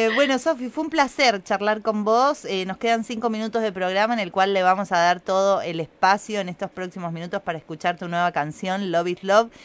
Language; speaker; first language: Spanish; native; Spanish